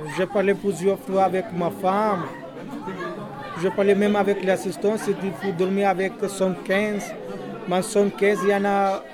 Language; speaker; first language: French; non-native, learner; Albanian